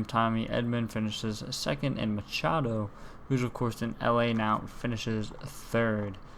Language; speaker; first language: English; native; English